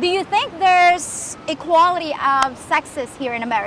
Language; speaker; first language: English; native; English